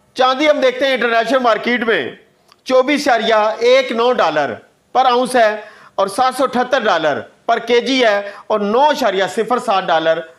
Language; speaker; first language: Urdu; non-native, local second language; Punjabi